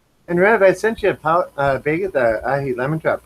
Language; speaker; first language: English; native; English